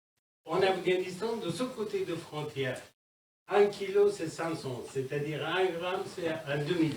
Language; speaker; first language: French; non-native, fluent; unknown